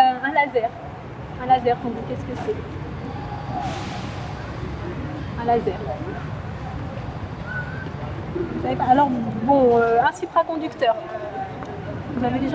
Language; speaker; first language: French; native; French